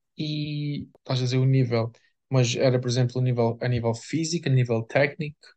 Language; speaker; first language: Portuguese; native; Portuguese